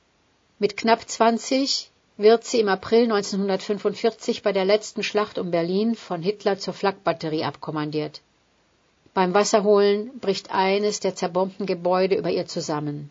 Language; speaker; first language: German; native; German